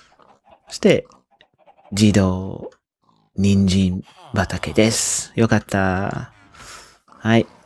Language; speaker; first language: Japanese; non-native, learner; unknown